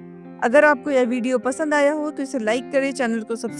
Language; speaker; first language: Hindi; native; Hindi